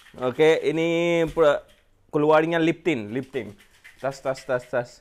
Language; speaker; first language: Indonesian; non-native, fluent; Urdu